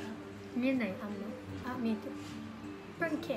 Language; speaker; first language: Japanese; native; Japanese